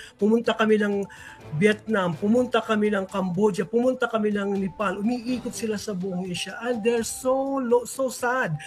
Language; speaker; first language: Filipino; non-native, local second language; Waray